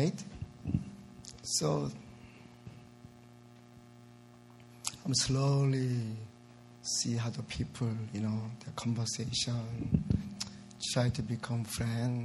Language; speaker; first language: English; non-native, learner; Korean